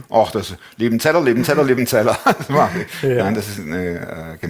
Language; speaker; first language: German; native; German